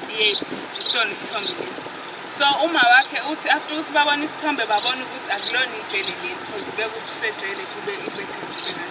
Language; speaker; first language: Zulu; native; Zulu